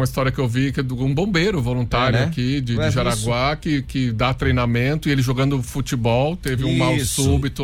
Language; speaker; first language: Portuguese; native; Portuguese